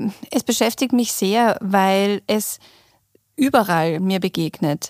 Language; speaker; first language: German; native; German